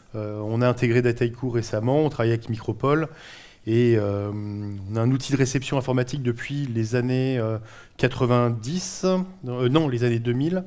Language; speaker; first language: French; native; French